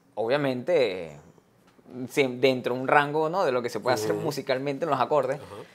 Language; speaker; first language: Spanish; native; Spanish